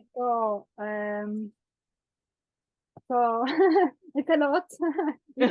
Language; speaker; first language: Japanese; non-native, learner; Polish